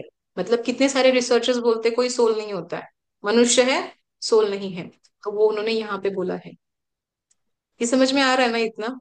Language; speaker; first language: Hindi; native; Hindi